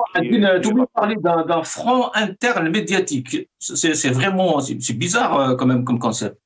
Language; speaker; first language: French; non-native, local second language; Arabic